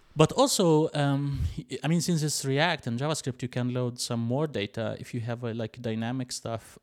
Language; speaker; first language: English; non-native, fluent; Arabic